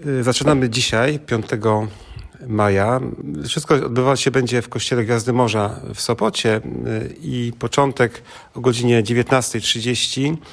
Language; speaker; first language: Polish; native; Polish